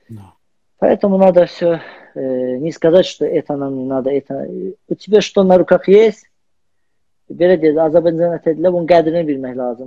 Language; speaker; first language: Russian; non-native, learner; Azerbaijani